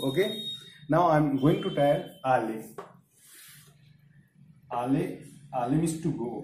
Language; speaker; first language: English; non-native, local second language; Hindi